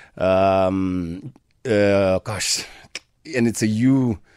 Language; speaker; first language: English; non-native, local second language; Tswana